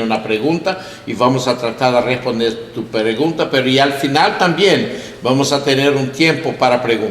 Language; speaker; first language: Spanish; non-native, learner; English